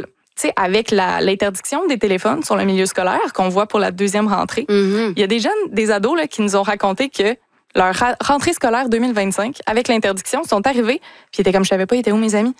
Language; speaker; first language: French; native; French